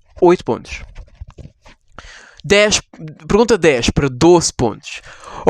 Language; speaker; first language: Portuguese; native; Portuguese